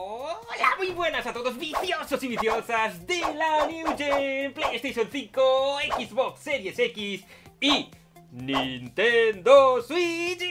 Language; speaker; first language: Spanish; native; Spanish